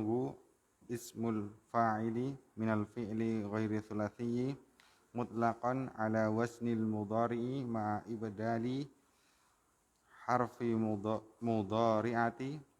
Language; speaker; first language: Arabic; non-native, learner; Indonesian